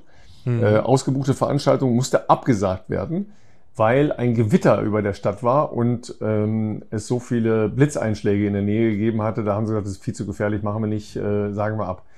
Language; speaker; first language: German; native; German